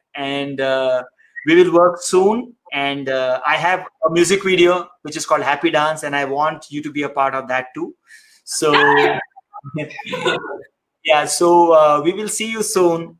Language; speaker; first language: English; non-native, local second language; Hindi